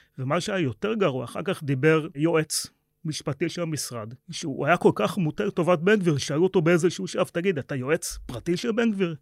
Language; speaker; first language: Hebrew; native; Hebrew